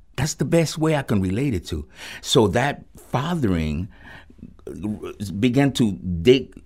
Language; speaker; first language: English; early bilingual, other home language; Spanish